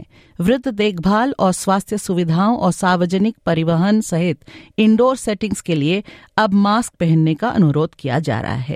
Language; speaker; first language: Hindi; native; Hindi